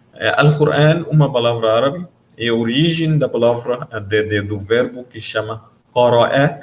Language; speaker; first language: Portuguese; non-native, learner; Arabic